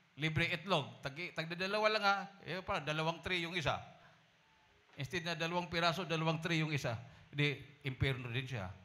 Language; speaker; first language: Filipino; non-native, local second language; Cebuano